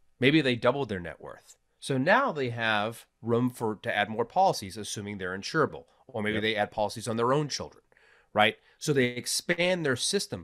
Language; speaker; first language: English; native; English